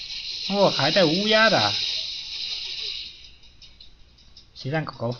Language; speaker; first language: Chinese; native; Chinese